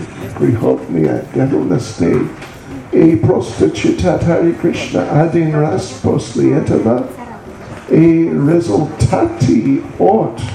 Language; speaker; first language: Russian; non-native, learner; English